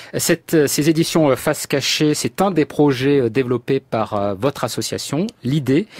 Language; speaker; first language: French; native; French